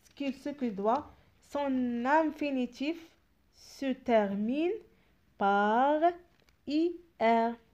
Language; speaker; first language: French; non-native, local second language; Arabic